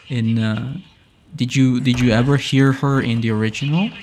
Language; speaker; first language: English; non-native, fluent; Spanish